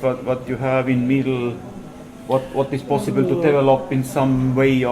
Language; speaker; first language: English; non-native, fluent; Estonian